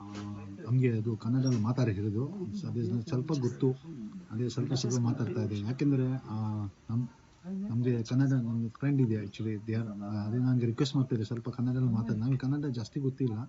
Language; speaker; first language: Kannada; non-native, local second language; Tibetan